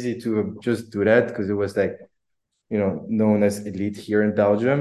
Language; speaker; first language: English; non-native, fluent; French